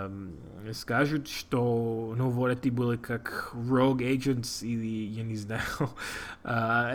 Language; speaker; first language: Russian; non-native, learner; English